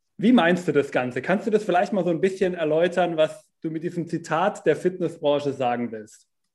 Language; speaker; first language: German; native; German